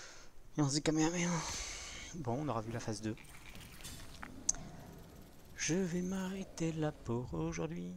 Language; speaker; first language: French; native; French